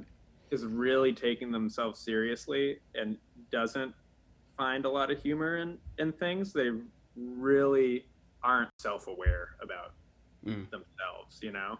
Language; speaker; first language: English; native; English